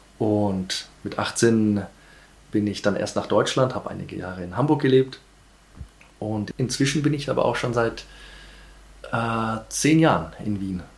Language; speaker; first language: German; early bilingual, heritage; German